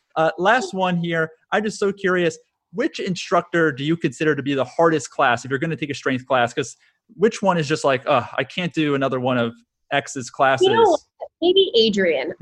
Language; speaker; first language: English; native; English